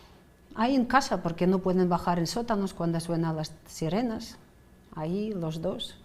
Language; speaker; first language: Spanish; non-native, fluent; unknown